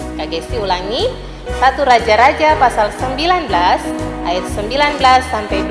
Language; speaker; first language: Indonesian; native; Indonesian